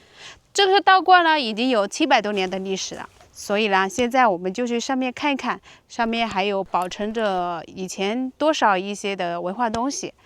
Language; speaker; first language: Chinese; native; Chinese